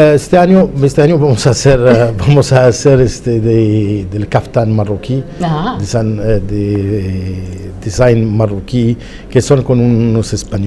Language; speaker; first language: Spanish; non-native, fluent; Arabic